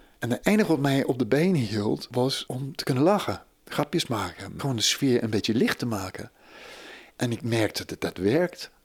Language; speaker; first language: Dutch; non-native, fluent; English